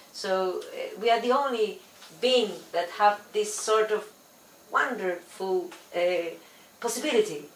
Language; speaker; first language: English; non-native, fluent; Spanish